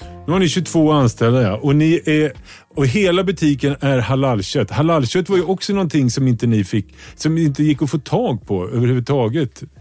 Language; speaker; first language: Swedish; native; Swedish